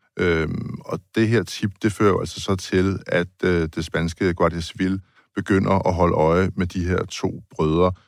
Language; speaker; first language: Danish; native; Danish